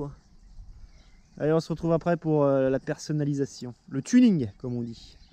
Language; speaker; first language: French; native; French